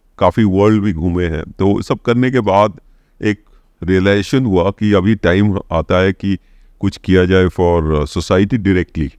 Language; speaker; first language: Hindi; non-native, local second language; Odia